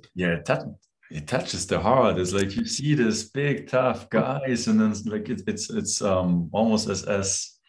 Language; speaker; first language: English; non-native, fluent; German